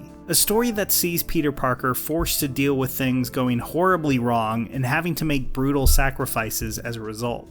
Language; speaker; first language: English; native; English